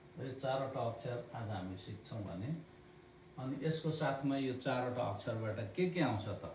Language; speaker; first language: Nepali; non-native, local second language; Eastern Tamang